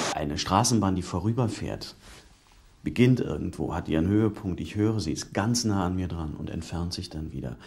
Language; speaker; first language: German; native; German